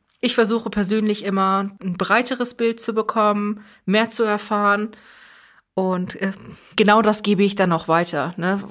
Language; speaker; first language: German; early bilingual, other home language; Persian